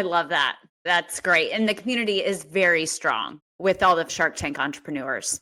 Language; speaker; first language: English; native; English